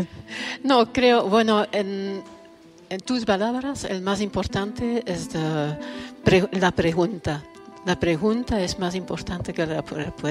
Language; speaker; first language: Spanish; non-native, fluent; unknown